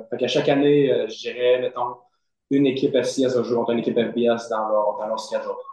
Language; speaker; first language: French; native; French